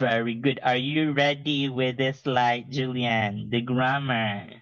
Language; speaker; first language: English; non-native, fluent; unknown